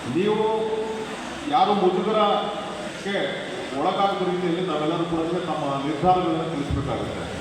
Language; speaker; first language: Kannada; non-native, local second language; Urdu